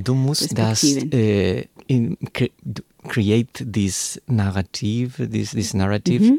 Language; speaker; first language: German; non-native, learner; Spanish